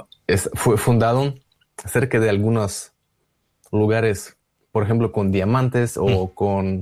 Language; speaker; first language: Spanish; non-native, learner; Russian